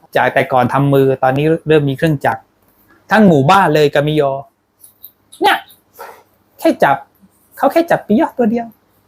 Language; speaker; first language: Thai; non-native, local second language; Pattani Malay